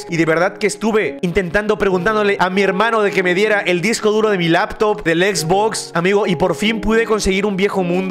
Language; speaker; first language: Spanish; native; Spanish